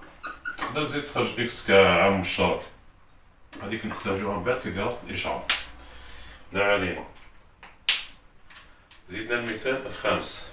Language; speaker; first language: Arabic; native; Arabic